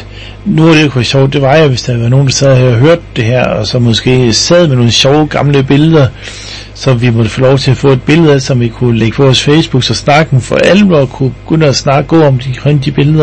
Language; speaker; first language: Danish; native; Danish